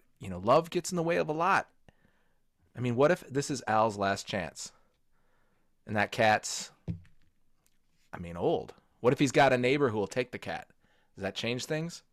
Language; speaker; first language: English; native; English